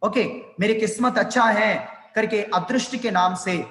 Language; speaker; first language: Hindi; non-native, local second language; Telugu